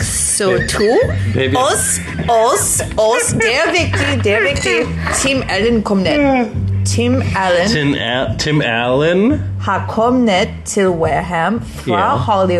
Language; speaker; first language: Danish; non-native, learner; English